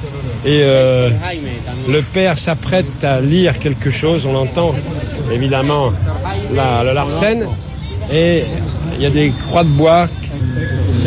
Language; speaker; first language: French; native; French